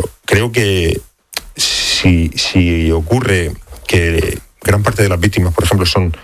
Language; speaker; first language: Spanish; native; Spanish